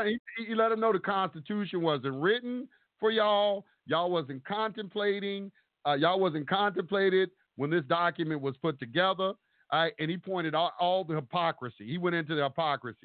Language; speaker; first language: English; native; English